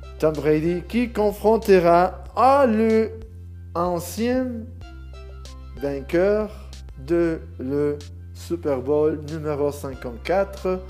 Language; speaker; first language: French; non-native, learner; Spanish